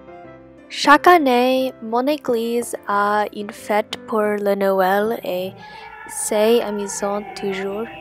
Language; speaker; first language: French; non-native, learner; English